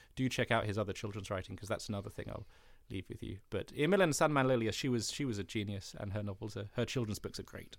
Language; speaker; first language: English; native; English